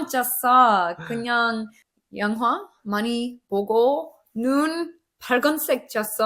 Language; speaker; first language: Korean; non-native, learner; English